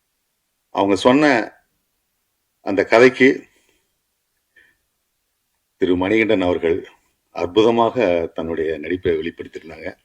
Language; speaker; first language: Tamil; native; Tamil